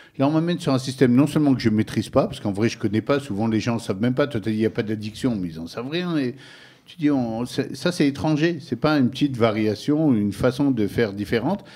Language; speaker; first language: French; native; French